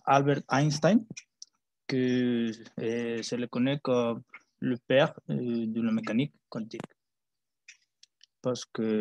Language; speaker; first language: French; non-native, learner; Spanish